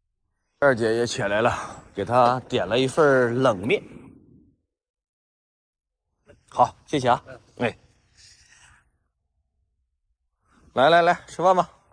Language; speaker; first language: Chinese; native; Chinese